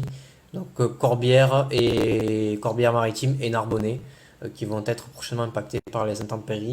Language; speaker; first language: French; native; French